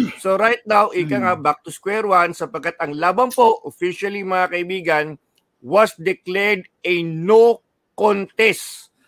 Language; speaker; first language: Filipino; native; Filipino